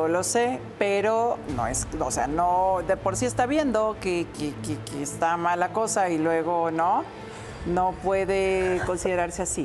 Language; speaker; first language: Spanish; native; Spanish